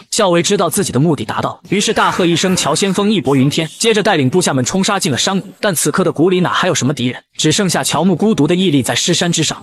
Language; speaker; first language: Chinese; native; Chinese